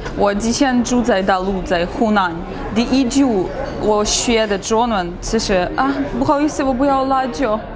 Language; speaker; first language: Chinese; non-native, fluent; Ukrainian